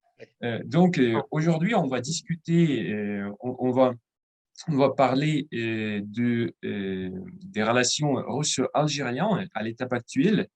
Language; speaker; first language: French; non-native, fluent; Russian